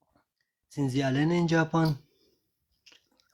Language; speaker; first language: German; non-native, learner; Pashto